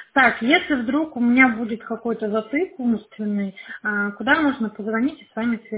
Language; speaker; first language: Russian; native; Russian